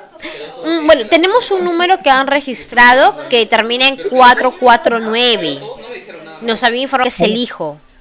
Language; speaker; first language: Spanish; native; Spanish